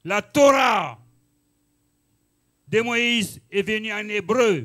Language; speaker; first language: French; non-native, local second language; Ngazidja Comorian